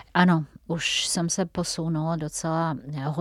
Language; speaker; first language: Czech; non-native, fluent; Tatar